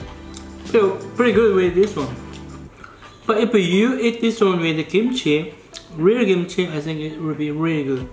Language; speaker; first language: English; non-native, fluent; Korean